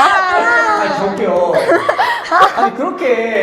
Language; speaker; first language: Korean; native; Korean